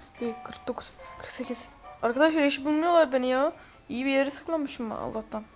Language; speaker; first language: Turkish; native; Turkish